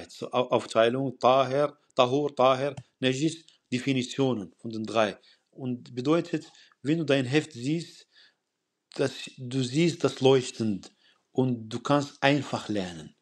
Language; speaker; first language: German; non-native, fluent; Arabic